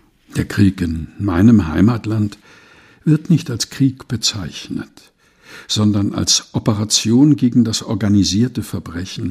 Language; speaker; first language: German; non-native, fluent; Portuguese